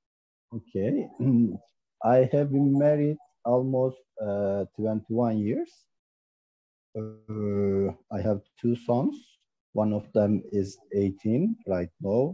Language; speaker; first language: English; non-native, learner; Turkish